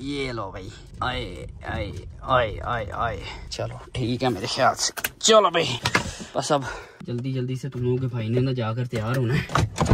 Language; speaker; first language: Urdu; non-native, local second language; Punjabi